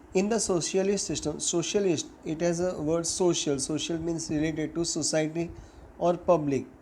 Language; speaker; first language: English; non-native, local second language; Gujarati